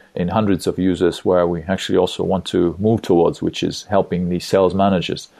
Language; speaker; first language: English; non-native, fluent; Estonian